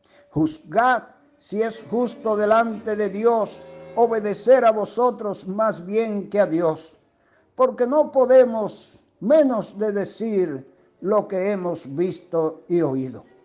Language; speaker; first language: Spanish; native; Spanish